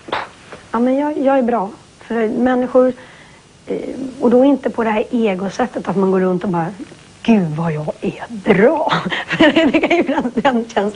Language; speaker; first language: Swedish; native; Swedish